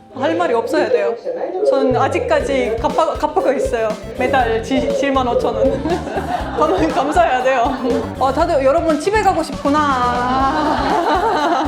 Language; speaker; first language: Korean; non-native, fluent; Estonian